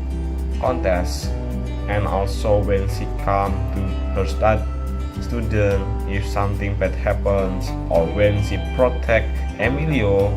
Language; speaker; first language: English; non-native, learner; Indonesian